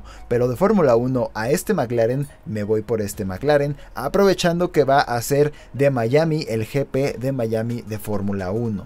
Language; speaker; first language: Spanish; native; Spanish